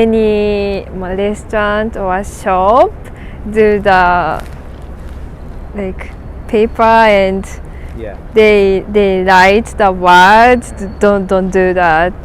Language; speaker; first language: English; non-native, learner; Japanese